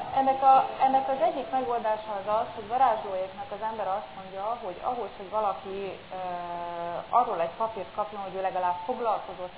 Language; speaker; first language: Hungarian; native; Hungarian